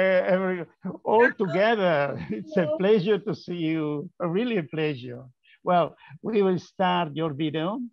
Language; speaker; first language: English; non-native, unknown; Italian